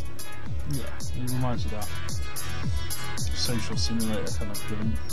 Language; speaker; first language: English; native; English